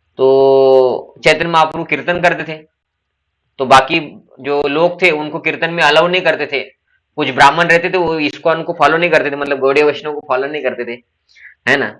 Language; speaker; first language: Hindi; non-native, local second language; Marathi